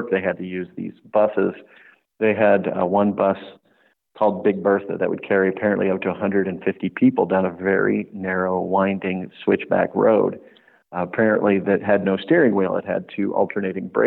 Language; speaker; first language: English; native; English